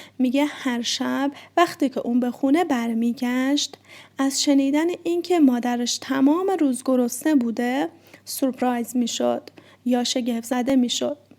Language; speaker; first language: Persian; native; Persian